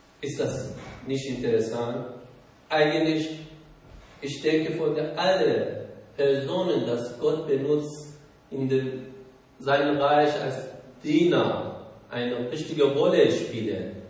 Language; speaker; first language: German; non-native, learner; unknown